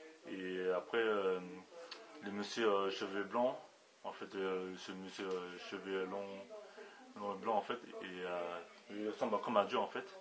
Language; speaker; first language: French; native; French